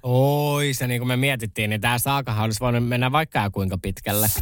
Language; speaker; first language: Finnish; native; Finnish